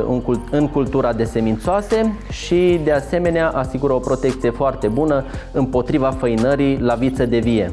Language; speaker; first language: Romanian; native; Romanian